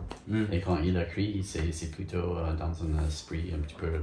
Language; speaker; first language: French; non-native, fluent; English